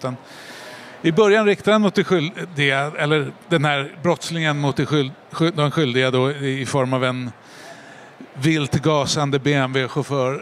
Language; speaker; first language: Swedish; native; Swedish